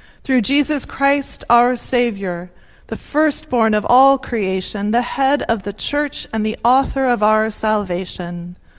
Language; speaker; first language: English; native; English